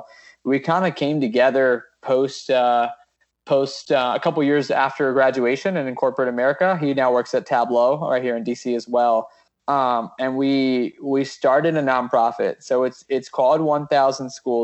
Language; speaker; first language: English; native; English